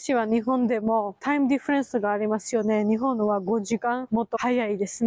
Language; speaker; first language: Japanese; non-native, learner; Georgian